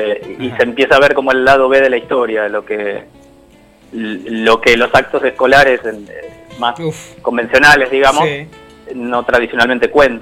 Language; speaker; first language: Spanish; native; Spanish